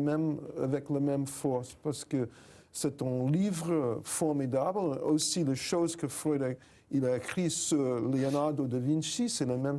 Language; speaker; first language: French; non-native, fluent; English